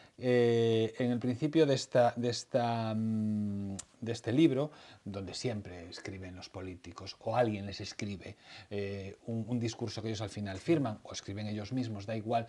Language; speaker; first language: Spanish; native; Spanish